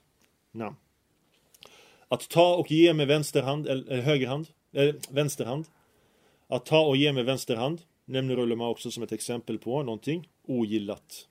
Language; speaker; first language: Swedish; early bilingual, other home language; Arabic